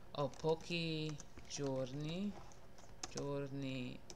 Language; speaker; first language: Italian; non-native, learner; English